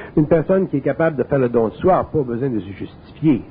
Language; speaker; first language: French; native; French